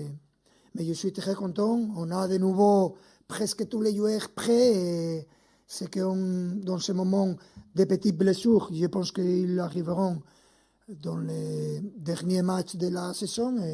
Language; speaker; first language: French; non-native, fluent; Spanish